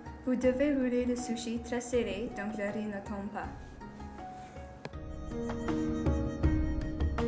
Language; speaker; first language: French; non-native, fluent; English